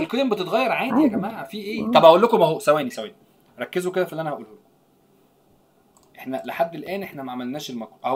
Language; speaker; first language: Arabic; native; Arabic